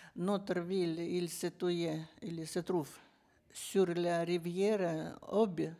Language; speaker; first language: French; non-native, learner; Russian